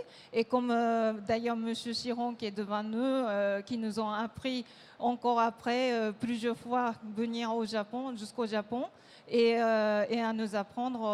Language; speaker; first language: French; non-native, fluent; Japanese